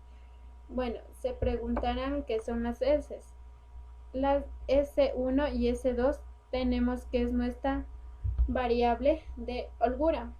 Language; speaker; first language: Spanish; native; Spanish